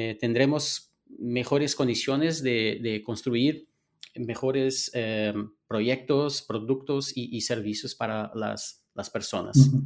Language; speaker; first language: Spanish; non-native, fluent; Portuguese